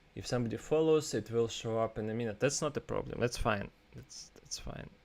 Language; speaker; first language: English; non-native, fluent; Russian